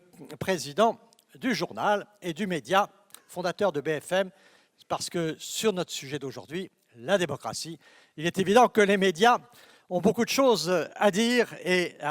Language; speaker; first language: French; native; French